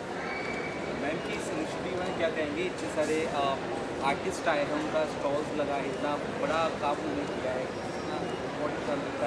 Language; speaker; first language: Hindi; native; Hindi